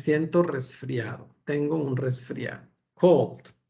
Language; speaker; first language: Spanish; native; Spanish